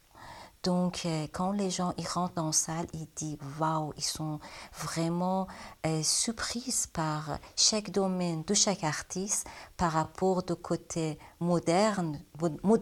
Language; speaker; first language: French; non-native, learner; Persian